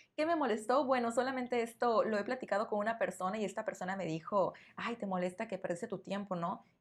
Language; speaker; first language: Spanish; native; Spanish